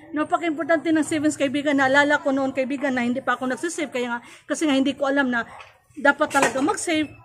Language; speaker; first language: Filipino; non-native, local second language; Cebuano